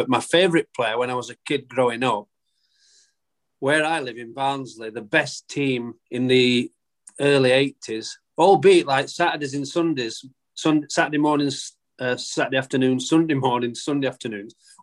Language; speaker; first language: English; native; English